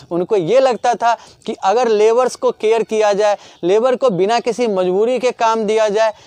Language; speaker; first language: Hindi; native; Hindi